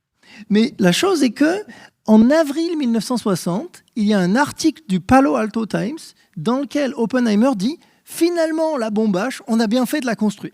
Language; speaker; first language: French; native; French